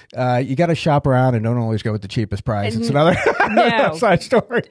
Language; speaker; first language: English; native; English